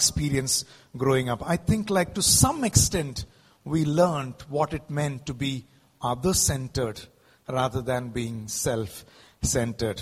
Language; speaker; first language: English; non-native, local second language; Malayalam